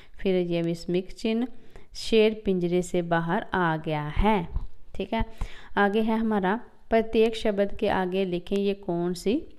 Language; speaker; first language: Hindi; non-native, local second language; Punjabi